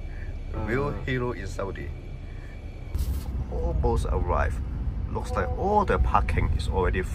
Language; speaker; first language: English; non-native, learner; Cantonese